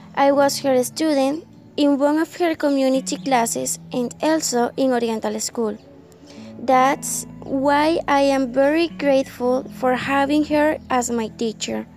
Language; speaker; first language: English; non-native, fluent; Spanish